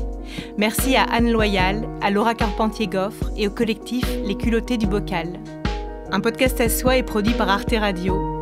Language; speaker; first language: French; native; French